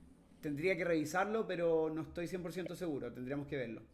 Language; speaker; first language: Spanish; native; Spanish